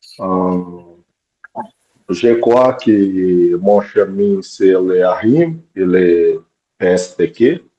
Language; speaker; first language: French; non-native, learner; Portuguese